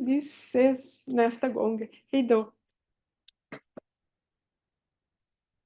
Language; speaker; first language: Swedish; non-native, fluent; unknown